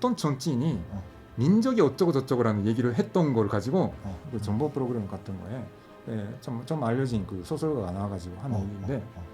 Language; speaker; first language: Korean; non-native, fluent; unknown